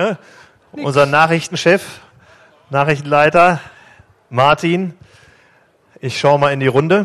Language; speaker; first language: German; native; German